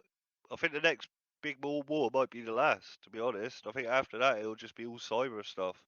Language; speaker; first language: English; native; English